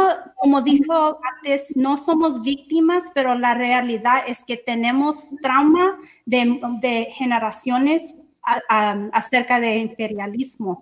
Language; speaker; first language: Spanish; early bilingual, heritage; English